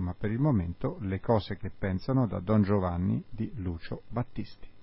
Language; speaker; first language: Italian; native; Italian